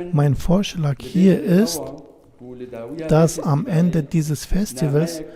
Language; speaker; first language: German; non-native, fluent; Kurdish